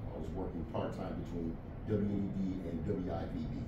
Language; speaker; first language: English; native; English